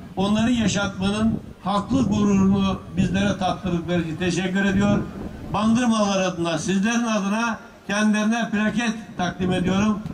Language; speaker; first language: Turkish; native; Turkish